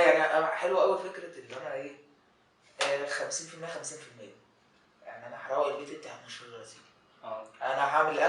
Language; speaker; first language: Arabic; native; Arabic